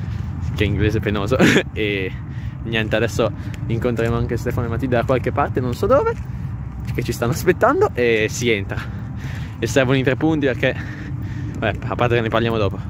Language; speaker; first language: Italian; native; Italian